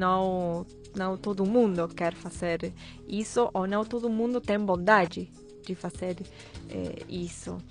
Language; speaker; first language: Portuguese; non-native, fluent; Spanish